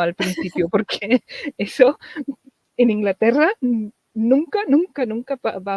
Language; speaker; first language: Spanish; non-native, fluent; English